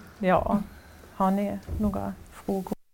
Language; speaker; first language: Swedish; non-native, fluent; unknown